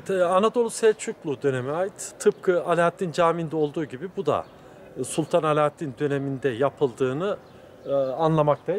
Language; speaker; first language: Turkish; native; Turkish